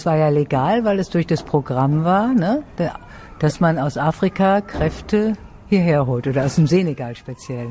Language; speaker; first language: German; native; German